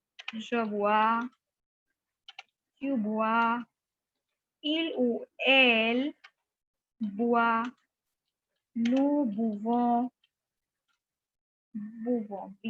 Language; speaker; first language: French; non-native, fluent; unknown